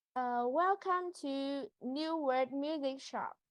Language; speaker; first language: English; non-native, learner; Vietnamese